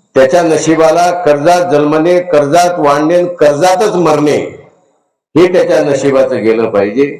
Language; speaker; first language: Marathi; native; Marathi